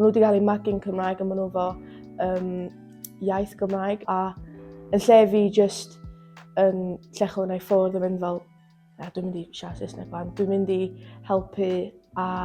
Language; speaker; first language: Welsh; non-native, local second language; English